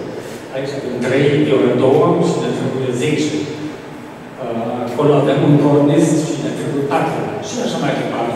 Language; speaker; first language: Romanian; non-native, fluent; German